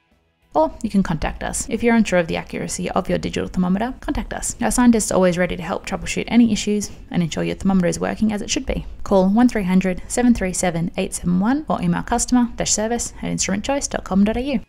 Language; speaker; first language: English; native; English